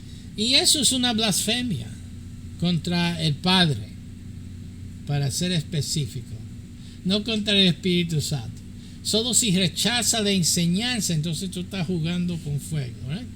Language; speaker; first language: Spanish; early bilingual, heritage; English